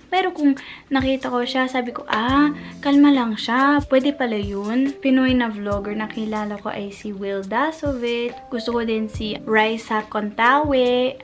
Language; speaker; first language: Filipino; non-native, fluent; English